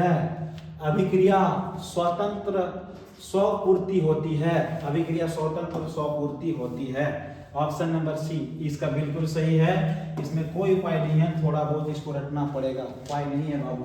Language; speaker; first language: Hindi; native; Hindi